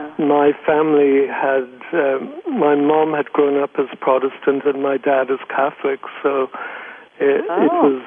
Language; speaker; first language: English; native; English